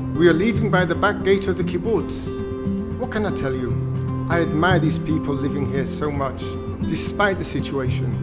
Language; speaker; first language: English; native; English